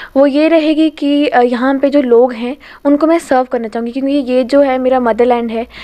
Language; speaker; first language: Hindi; native; Hindi